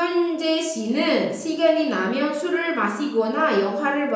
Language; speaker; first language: Korean; non-native, fluent; Indonesian